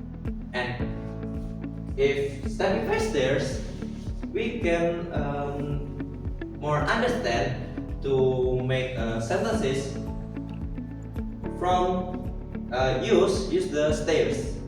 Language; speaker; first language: English; non-native, learner; Indonesian